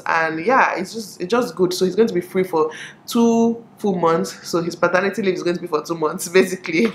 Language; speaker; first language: English; non-native, local second language; Igbo